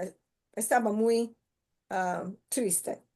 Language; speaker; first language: Spanish; non-native, learner; English